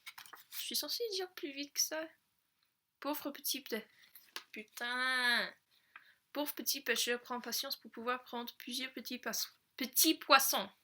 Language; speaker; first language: French; non-native, fluent; English